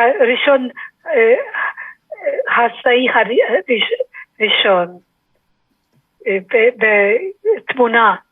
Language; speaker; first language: Hebrew; non-native, learner; German